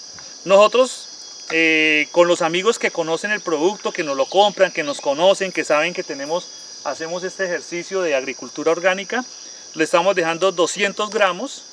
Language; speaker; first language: Spanish; native; Spanish